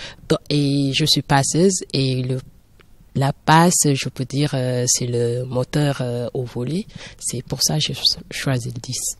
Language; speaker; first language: French; non-native, local second language; Wolof